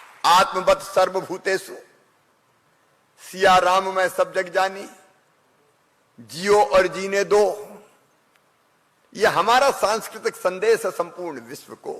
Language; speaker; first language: Hindi; native; Hindi